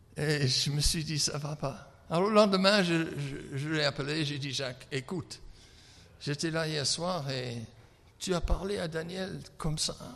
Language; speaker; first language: French; non-native, fluent; English